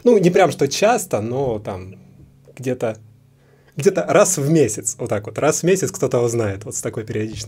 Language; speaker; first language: Russian; native; Russian